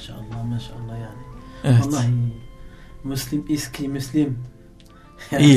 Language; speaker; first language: Turkish; non-native, learner; Arabic